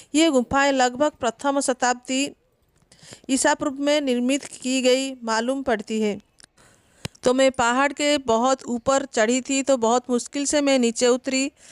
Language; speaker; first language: Hindi; non-native, local second language; Odia